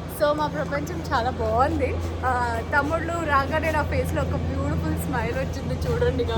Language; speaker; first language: Telugu; non-native, fluent; Hindi